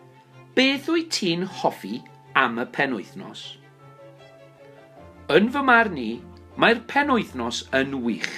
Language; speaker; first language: Welsh; non-native, local second language; English